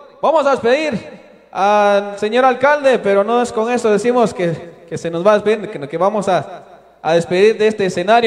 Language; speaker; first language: Spanish; non-native, local second language; Kaqchikel